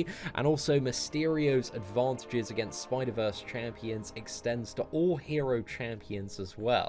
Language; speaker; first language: English; native; English